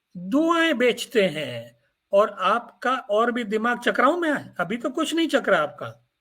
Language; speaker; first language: Urdu; non-native, local second language; Gujarati